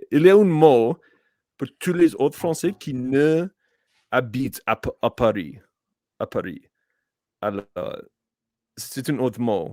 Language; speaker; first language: French; non-native, learner; English